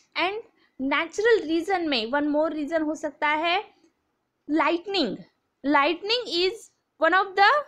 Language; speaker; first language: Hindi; non-native, local second language; Marathi